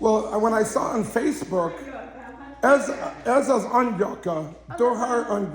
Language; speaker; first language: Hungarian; early bilingual, heritage; English